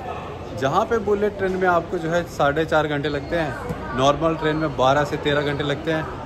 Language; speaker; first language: Hindi; native; Hindi